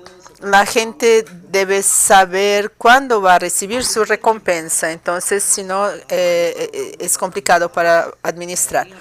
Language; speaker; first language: Spanish; non-native, fluent; Portuguese